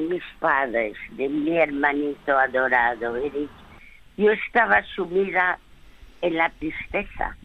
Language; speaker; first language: Spanish; early bilingual, other home language; French